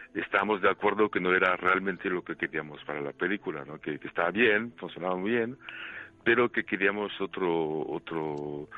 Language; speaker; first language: Spanish; non-native, fluent; French